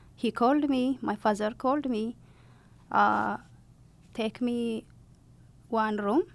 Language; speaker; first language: English; non-native, learner; Amharic